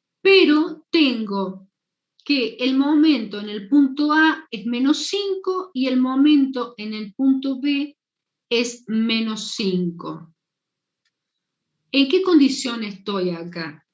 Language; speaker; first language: Spanish; native; Spanish